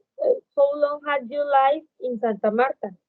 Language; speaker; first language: English; non-native, learner; Spanish